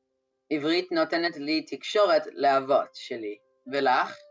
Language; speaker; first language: Hebrew; non-native, learner; English